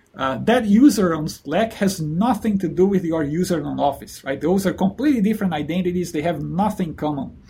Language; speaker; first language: English; non-native, fluent; Portuguese